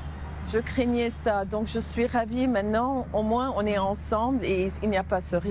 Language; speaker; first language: French; non-native, local second language; Arabic